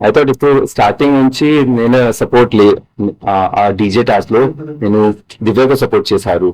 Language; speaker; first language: Telugu; non-native, learner; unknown